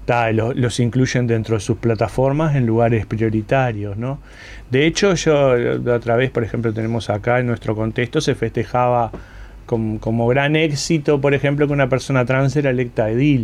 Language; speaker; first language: Spanish; native; Spanish